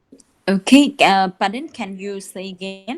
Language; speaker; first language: English; non-native, learner; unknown